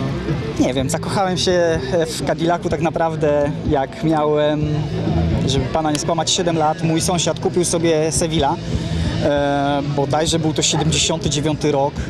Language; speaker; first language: Polish; native; Polish